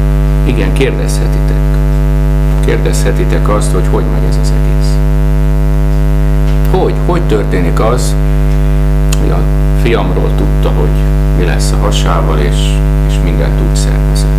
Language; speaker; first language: Hungarian; native; Hungarian